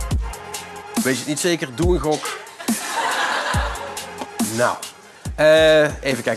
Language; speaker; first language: Dutch; native; Dutch